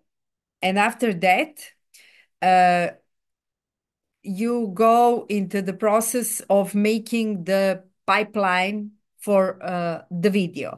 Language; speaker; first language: English; non-native, fluent; Serbian